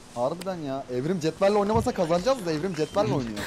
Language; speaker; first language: Turkish; native; Turkish